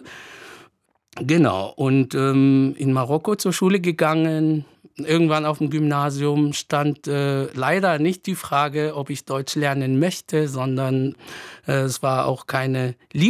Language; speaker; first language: German; non-native, fluent; Arabic